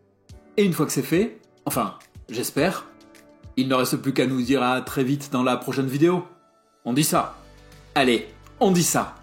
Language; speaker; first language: French; native; French